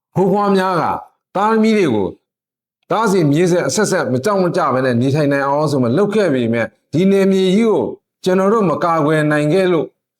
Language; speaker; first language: Burmese; non-native, local second language; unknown